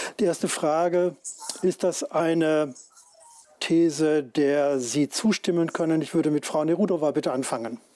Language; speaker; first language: German; native; German